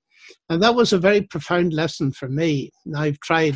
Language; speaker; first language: English; native; English